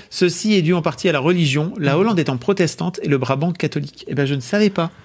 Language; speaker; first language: French; native; French